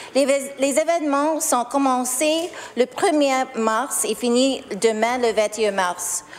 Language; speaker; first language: French; early bilingual, heritage; French